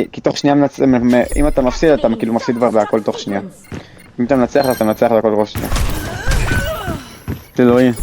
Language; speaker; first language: Hebrew; native; Hebrew